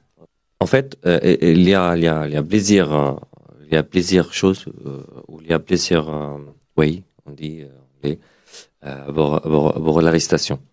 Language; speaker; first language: French; non-native, fluent; Arabic